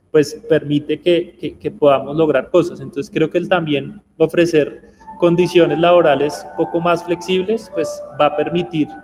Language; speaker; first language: Spanish; native; Spanish